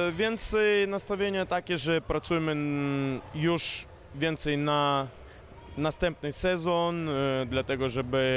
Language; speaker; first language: Polish; non-native, fluent; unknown